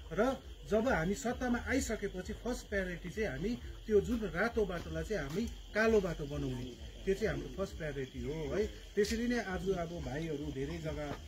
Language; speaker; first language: Nepali; native; Nepali